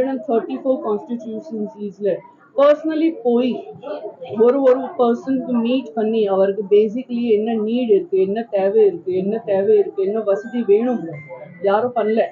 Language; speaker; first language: Tamil; non-native, learner; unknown